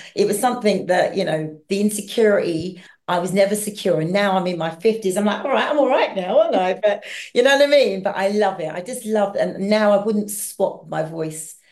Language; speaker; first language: English; native; English